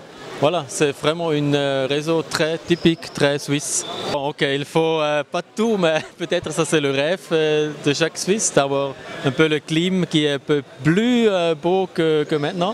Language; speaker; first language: French; non-native, local second language; German